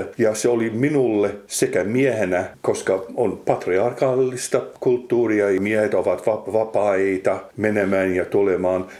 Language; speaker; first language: Finnish; non-native, fluent; English